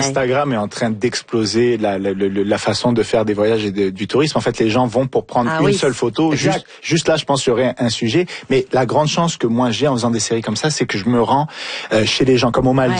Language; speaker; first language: French; native; French